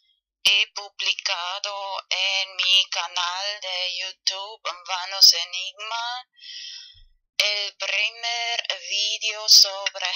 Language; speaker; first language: Spanish; non-native, learner; German